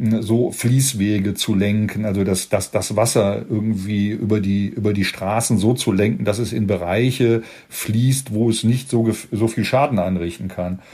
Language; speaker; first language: German; native; German